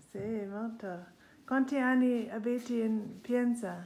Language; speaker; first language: Italian; non-native, learner; English